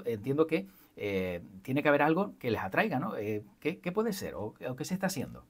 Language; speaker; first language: Spanish; native; Spanish